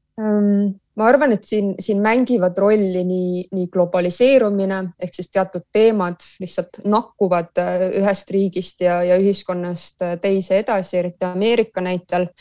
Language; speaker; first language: Estonian; native; Estonian